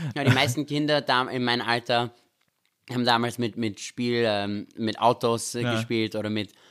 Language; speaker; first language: German; native; German